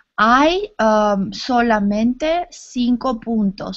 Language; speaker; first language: Spanish; non-native, learner; English